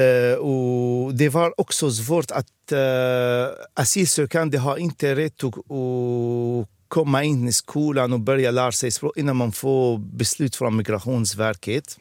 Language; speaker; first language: Swedish; non-native, fluent; Arabic